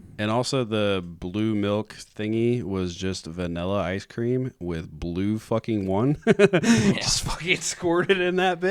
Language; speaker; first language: English; native; English